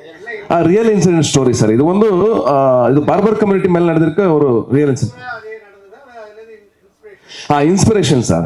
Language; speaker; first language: Tamil; non-native, local second language; Kannada